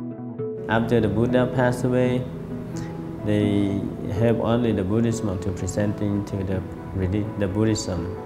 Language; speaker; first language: English; non-native, learner; Khmer